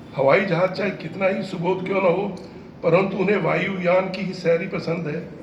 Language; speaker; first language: Hindi; native; Hindi